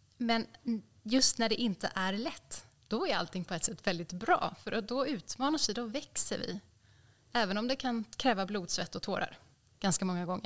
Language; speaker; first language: Swedish; native; Swedish